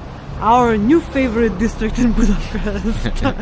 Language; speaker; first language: English; non-native, learner; Russian